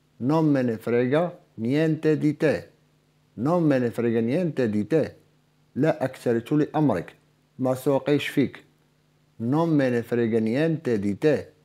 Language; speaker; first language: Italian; non-native, fluent; Arabic